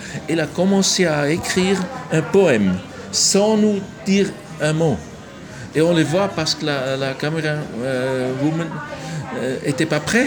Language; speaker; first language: French; non-native, local second language; German